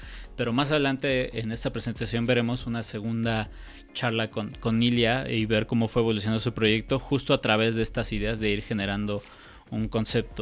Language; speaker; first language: Spanish; native; Spanish